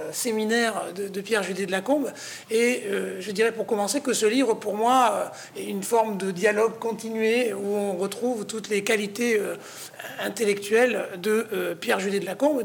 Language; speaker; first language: French; native; French